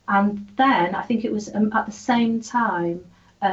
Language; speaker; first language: English; native; English